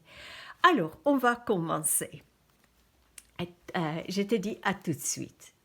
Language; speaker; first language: French; non-native, fluent; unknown